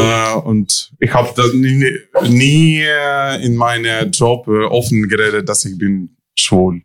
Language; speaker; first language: German; non-native, fluent; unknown